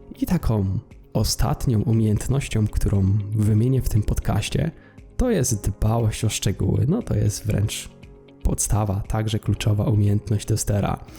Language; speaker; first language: Polish; native; Polish